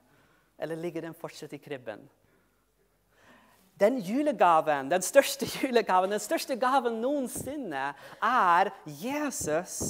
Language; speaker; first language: Norwegian; non-native, fluent; English